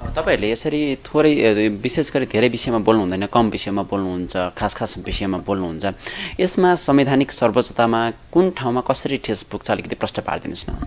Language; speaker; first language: Nepali; native; Nepali